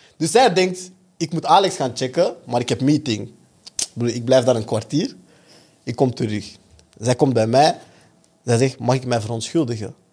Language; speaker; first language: Dutch; early bilingual, other home language; French